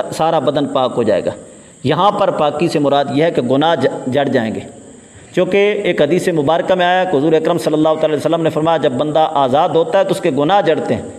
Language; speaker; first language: Urdu; native; Urdu